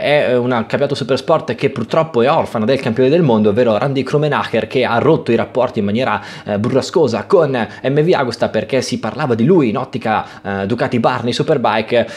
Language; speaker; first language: Italian; native; Italian